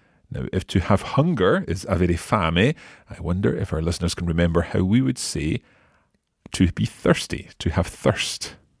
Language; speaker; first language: English; native; English